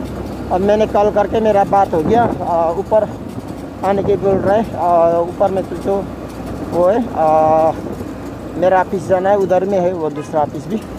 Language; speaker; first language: Hindi; non-native, learner; Nepali